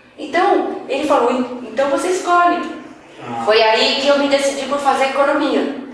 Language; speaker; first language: Portuguese; native; Portuguese